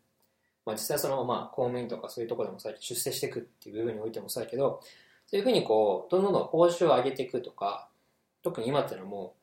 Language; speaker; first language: Japanese; native; Japanese